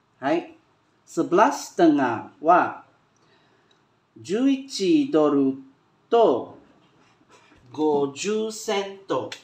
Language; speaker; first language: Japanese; non-native, learner; Malay